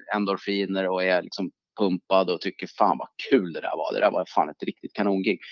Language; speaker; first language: Swedish; native; Swedish